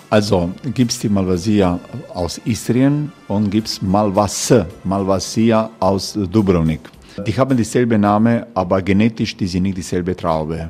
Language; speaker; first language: German; non-native, fluent; Croatian